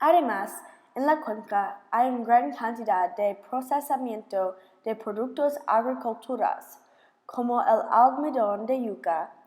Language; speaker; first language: Spanish; non-native, learner; English